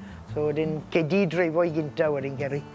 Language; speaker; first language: Welsh; native; Welsh